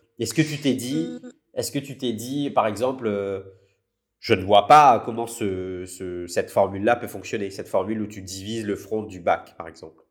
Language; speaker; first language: French; native; French